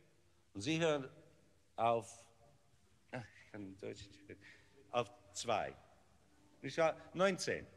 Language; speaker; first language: German; non-native, learner; English